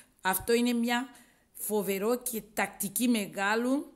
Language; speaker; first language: Greek; non-native, learner; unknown